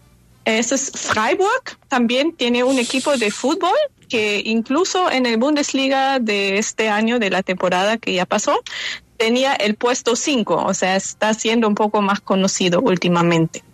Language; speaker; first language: Spanish; non-native, fluent; German